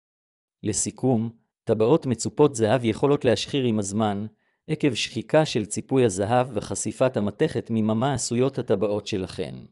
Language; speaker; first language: Hebrew; native; Hebrew